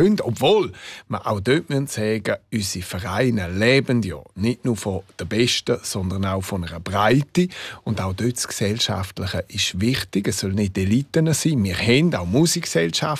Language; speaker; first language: German; non-native, local second language; Romansh